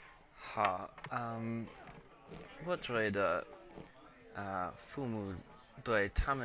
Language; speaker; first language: Chinese; non-native, learner; English